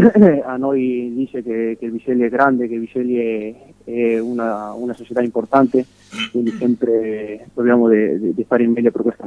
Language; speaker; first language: Italian; non-native, fluent; Spanish